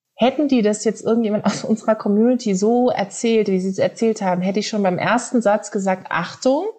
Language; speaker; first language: German; native; German